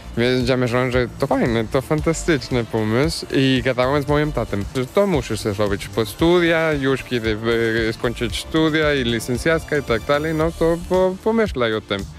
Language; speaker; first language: Polish; non-native, learner; Spanish